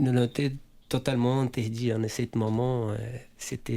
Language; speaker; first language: French; non-native, fluent; Portuguese